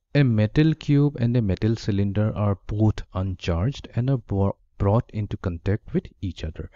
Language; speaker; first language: English; non-native, local second language; Assamese